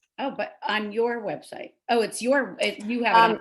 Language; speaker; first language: English; native; English